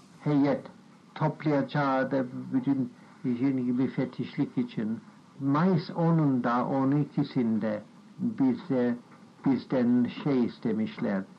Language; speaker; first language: Turkish; non-native, fluent; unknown